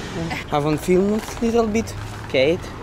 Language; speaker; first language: English; non-native, learner; Russian